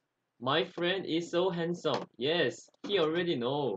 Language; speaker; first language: English; non-native, learner; Korean